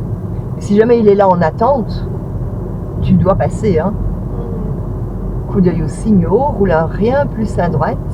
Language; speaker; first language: French; native; French